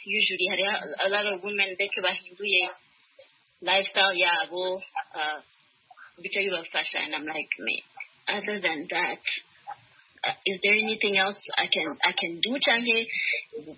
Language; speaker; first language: English; non-native, fluent; Rundi